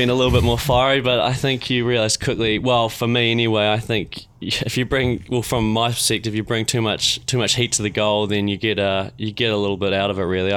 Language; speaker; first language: English; native; English